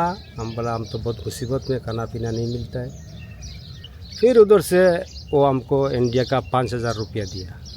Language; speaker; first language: Hindi; non-native, learner; Bangla